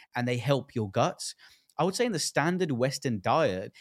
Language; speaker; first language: English; early bilingual, other home language; Hindi